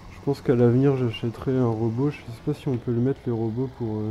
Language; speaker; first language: French; native; French